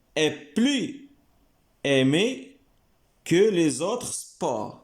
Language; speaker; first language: French; non-native, local second language; Arabic